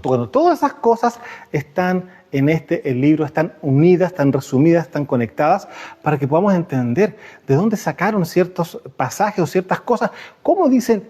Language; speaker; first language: Spanish; native; Spanish